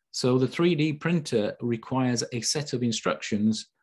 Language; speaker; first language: English; native; English